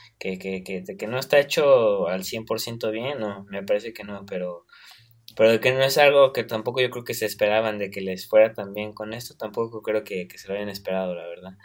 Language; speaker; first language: Spanish; native; Spanish